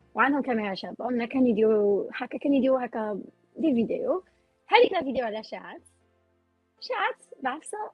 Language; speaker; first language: Arabic; native; Arabic